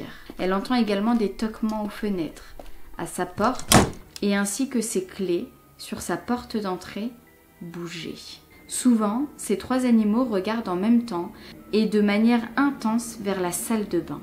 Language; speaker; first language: French; native; French